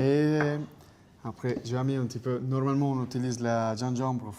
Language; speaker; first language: French; non-native, fluent; Spanish